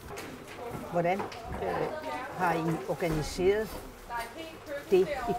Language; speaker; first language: Danish; native; Danish